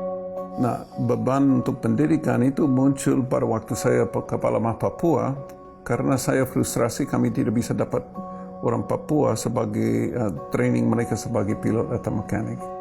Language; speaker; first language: Indonesian; non-native, fluent; English